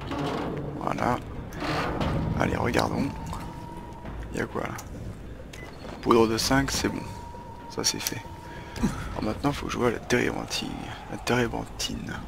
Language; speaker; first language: French; native; French